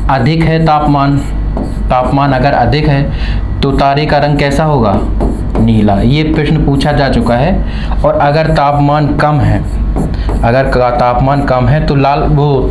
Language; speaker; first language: Hindi; native; Hindi